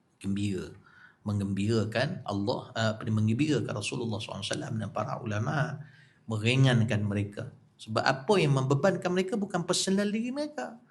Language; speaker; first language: Malay; native; Malay